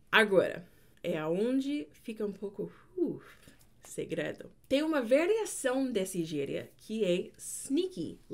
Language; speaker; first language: Portuguese; non-native, fluent; English